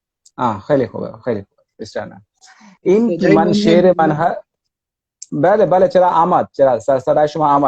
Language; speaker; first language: Persian; non-native, fluent; Hindi